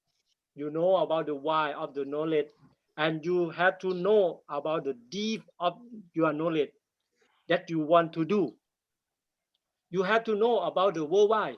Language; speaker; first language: English; non-native, learner; Thai